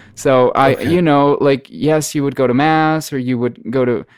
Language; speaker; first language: English; non-native, fluent; Spanish